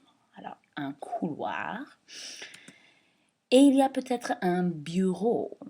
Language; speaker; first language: French; non-native, fluent; English